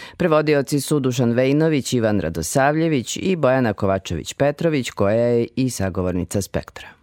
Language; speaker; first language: Serbian; native; Serbian